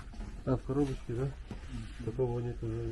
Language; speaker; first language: Russian; non-native, local second language; Yakut